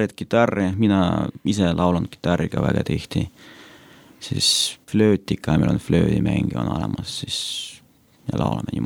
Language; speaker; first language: Estonian; non-native, local second language; Russian